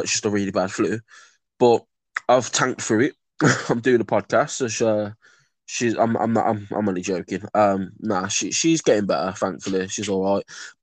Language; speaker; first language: English; native; English